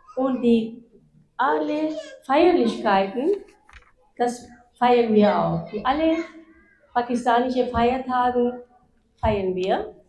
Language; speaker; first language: German; non-native, fluent; Urdu